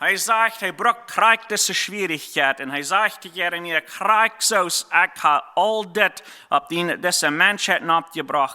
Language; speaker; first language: German; non-native, learner; Plautdietsch